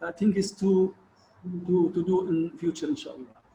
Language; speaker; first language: English; non-native, learner; Arabic